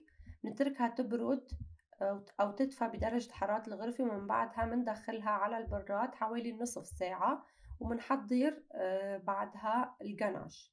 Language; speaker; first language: Arabic; native; Arabic